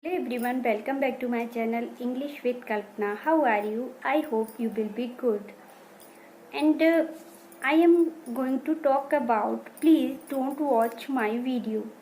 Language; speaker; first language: English; non-native, learner; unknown